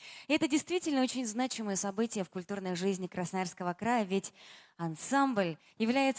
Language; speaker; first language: Russian; native; Russian